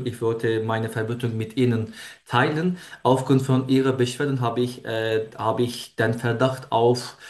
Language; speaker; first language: German; non-native, learner; Turkish